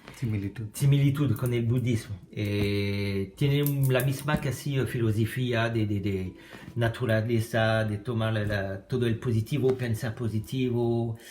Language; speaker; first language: Spanish; non-native, learner; French